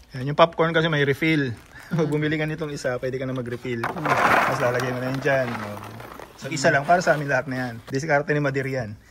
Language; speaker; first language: Filipino; native; Filipino